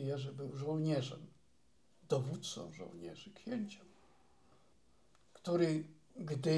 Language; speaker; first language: Polish; native; Polish